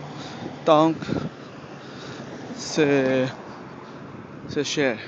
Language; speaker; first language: French; non-native, learner; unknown